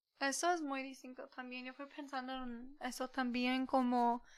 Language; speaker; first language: Spanish; early bilingual, heritage; Spanish